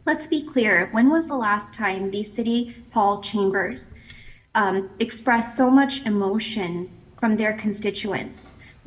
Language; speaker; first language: English; native; English